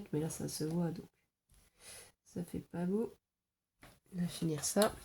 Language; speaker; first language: French; native; French